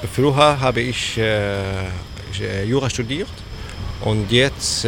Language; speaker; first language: German; non-native, learner; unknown